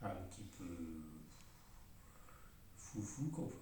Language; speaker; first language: French; native; French